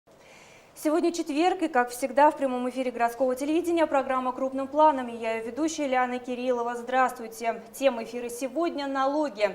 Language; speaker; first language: Russian; native; Russian